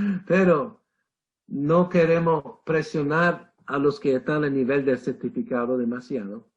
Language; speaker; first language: Spanish; non-native, fluent; English